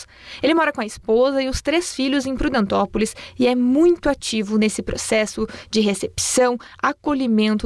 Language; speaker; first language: Portuguese; native; Portuguese